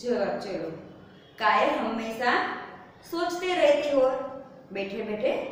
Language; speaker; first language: Hindi; non-native, local second language; Gujarati